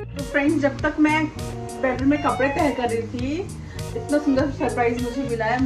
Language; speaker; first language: Hindi; native; Hindi